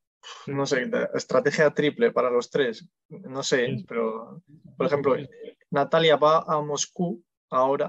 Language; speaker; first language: Spanish; non-native, fluent; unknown